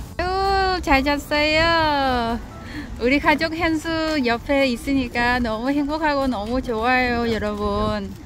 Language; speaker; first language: Korean; non-native, learner; Vietnamese